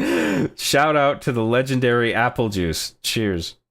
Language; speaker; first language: English; native; English